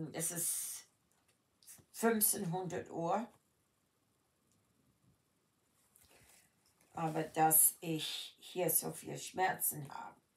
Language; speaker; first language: German; early bilingual, heritage; German